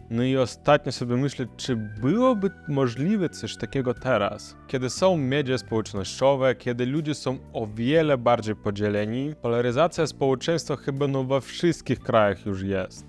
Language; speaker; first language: Polish; non-native, fluent; Russian